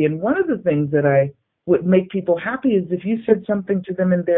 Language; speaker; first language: English; native; English